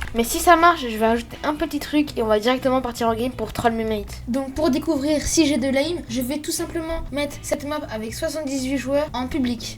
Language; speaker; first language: French; native; French